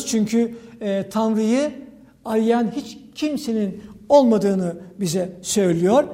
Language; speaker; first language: Turkish; native; Turkish